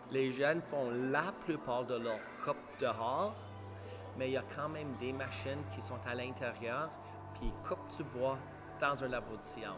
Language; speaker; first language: French; native; French